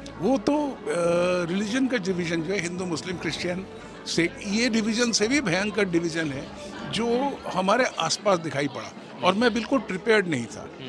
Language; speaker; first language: Hindi; non-native, local second language; Bangla